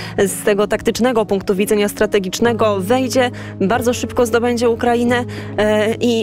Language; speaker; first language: Polish; native; Polish